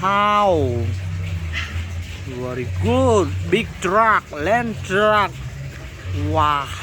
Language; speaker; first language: English; non-native, learner; Indonesian